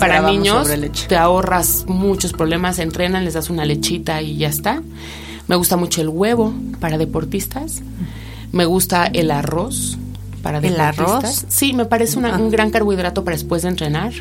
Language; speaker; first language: Spanish; native; Spanish